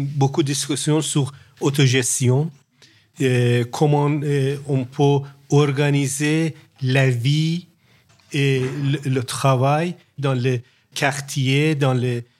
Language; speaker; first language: French; non-native, learner; Persian